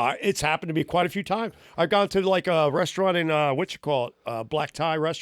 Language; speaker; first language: English; native; English